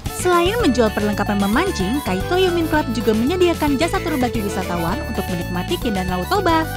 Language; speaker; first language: Indonesian; native; Indonesian